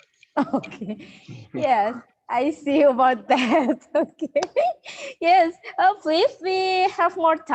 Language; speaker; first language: English; non-native, learner; Indonesian